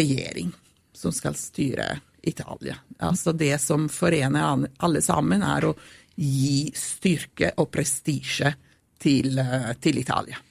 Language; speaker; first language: Norwegian; non-native, fluent; Italian